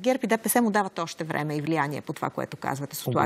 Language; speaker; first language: Bulgarian; native; Bulgarian